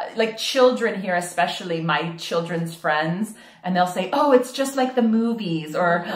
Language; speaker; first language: English; native; English